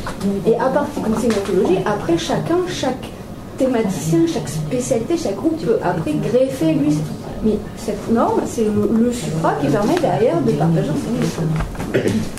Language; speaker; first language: French; native; French